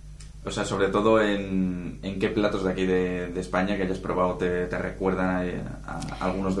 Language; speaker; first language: Spanish; native; Spanish